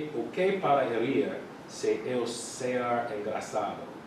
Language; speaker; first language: Portuguese; non-native, learner; English